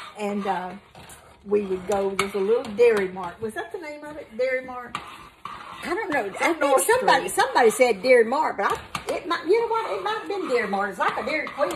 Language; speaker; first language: English; native; English